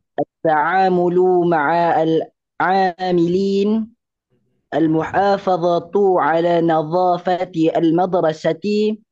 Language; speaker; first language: Arabic; non-native, learner; Malay